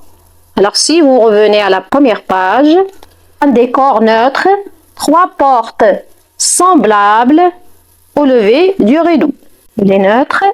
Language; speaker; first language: French; non-native, fluent; Arabic